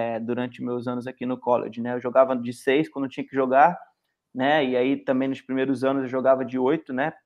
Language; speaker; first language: Portuguese; native; Portuguese